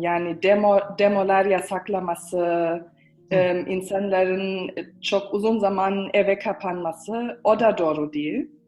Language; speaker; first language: Turkish; early bilingual, heritage; Turkish